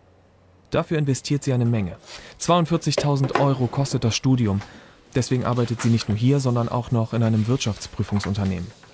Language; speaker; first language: German; native; German